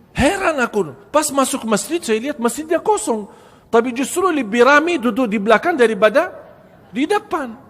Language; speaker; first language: Malay; non-native, fluent; Arabic